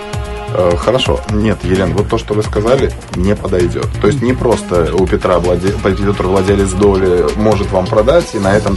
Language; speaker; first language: Russian; native; Russian